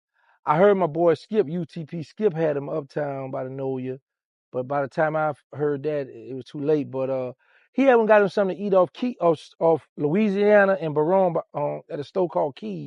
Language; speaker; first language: English; native; English